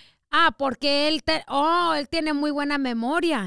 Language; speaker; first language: Spanish; early bilingual, heritage; Spanish